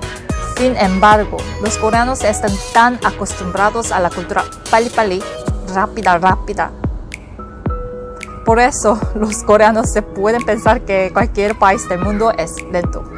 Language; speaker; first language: Spanish; non-native, fluent; Korean